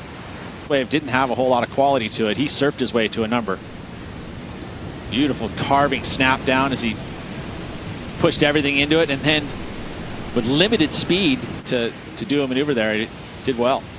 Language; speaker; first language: English; native; English